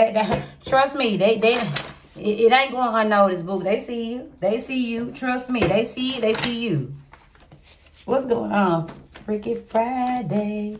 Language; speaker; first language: English; native; English